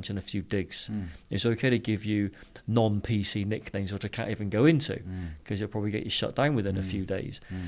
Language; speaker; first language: English; native; English